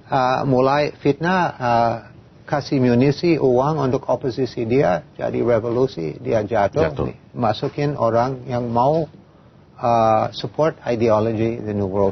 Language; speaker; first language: Indonesian; non-native, fluent; English